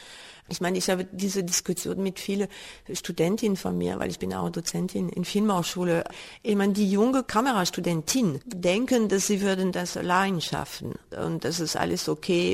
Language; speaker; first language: German; non-native, fluent; French